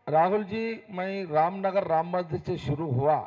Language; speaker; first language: Hindi; non-native, local second language; Telugu